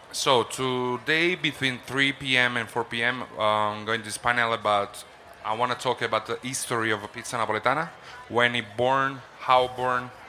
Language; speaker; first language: English; non-native, fluent; Italian